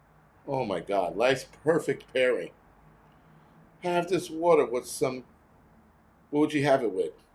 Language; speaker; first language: English; native; English